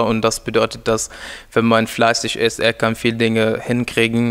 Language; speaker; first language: German; non-native, learner; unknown